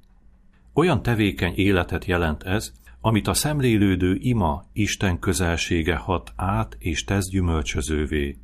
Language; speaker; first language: Hungarian; native; Hungarian